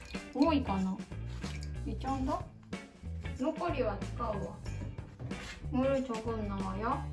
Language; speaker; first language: Korean; non-native, learner; Japanese